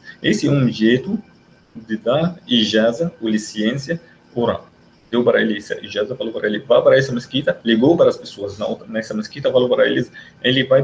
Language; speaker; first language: Portuguese; non-native, fluent; Arabic